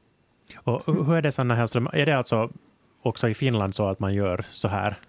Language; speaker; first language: Swedish; native; Swedish